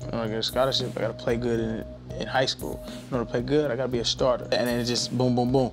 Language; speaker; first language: English; native; English